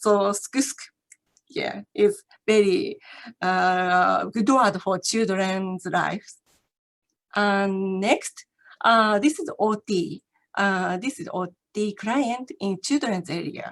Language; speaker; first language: English; non-native, learner; Japanese